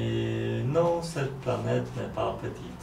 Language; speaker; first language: French; non-native, learner; Polish